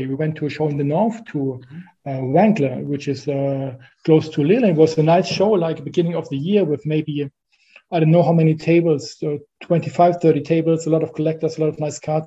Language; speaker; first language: English; non-native, fluent; French